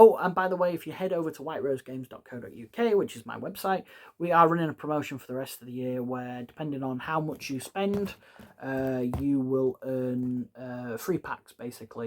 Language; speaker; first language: English; native; English